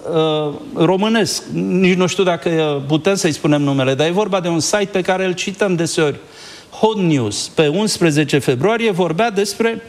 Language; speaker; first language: Romanian; native; Romanian